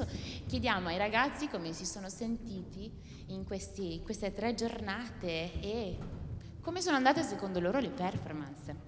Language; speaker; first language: Italian; native; Italian